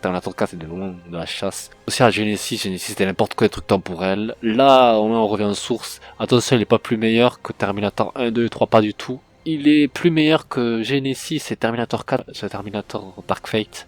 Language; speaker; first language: French; native; French